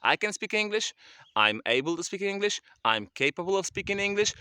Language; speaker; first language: English; non-native, fluent; Polish